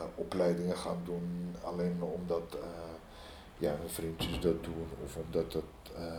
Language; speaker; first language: Dutch; early bilingual, other home language; Arabic